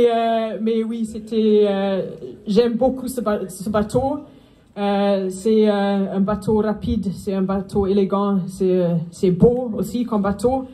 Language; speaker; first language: French; non-native, fluent; Afrikaans